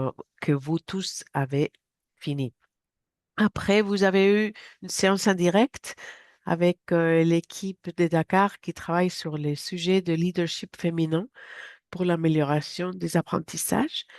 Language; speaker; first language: French; non-native, fluent; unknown